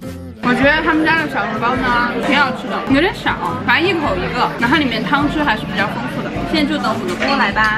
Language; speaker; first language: Chinese; native; Chinese